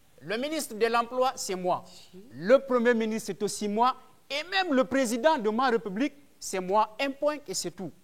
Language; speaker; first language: French; non-native, local second language; Fula